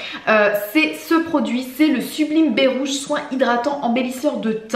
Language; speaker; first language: French; native; French